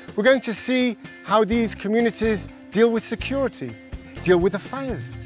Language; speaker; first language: English; native; English